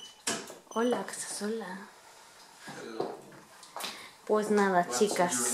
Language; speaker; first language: Spanish; native; Spanish